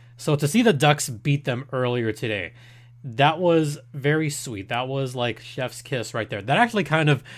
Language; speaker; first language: English; early bilingual, other home language; Spanish